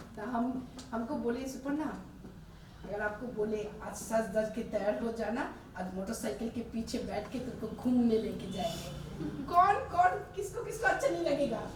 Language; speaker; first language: Hindi; non-native, local second language; Bangla